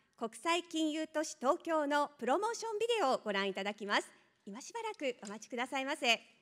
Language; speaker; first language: Japanese; native; Japanese